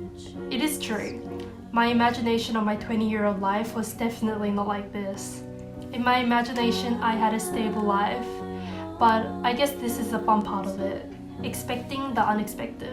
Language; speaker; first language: English; non-native, fluent; Korean